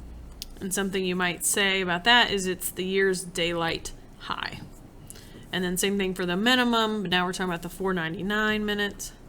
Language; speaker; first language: English; native; English